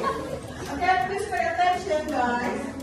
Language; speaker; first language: English; non-native, fluent; Indonesian